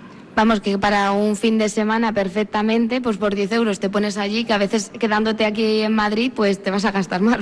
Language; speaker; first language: Spanish; native; Spanish